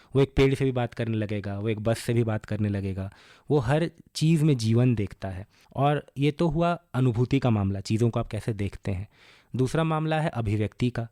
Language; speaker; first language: Hindi; non-native, local second language; Bangla